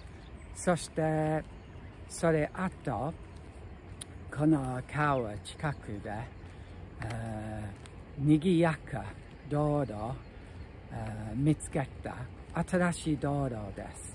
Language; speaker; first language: Japanese; non-native, learner; English